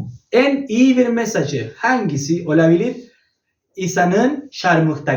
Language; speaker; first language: Turkish; non-native, learner; Spanish